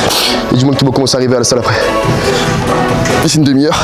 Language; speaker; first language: French; native; French